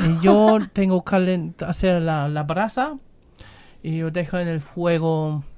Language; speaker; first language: Spanish; non-native, fluent; German